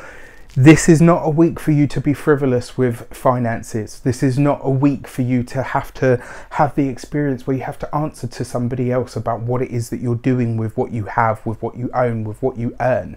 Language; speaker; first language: English; native; English